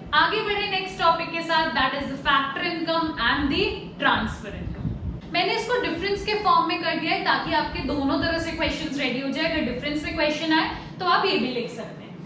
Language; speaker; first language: Hindi; native; Hindi